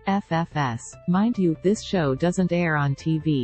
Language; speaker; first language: English; native; English